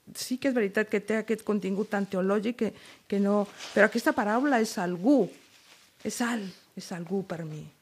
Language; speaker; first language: Catalan; non-native, fluent; Spanish